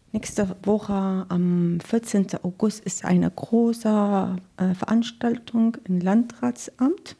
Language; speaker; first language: German; non-native, learner; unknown